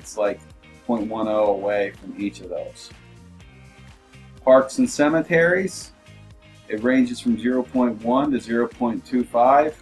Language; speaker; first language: English; native; English